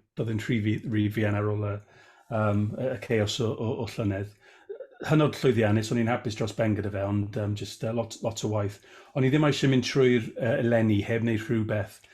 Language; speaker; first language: Welsh; non-native, local second language; English